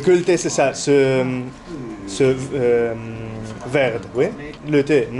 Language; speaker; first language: French; non-native, learner; Spanish